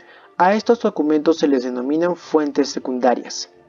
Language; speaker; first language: Spanish; native; Spanish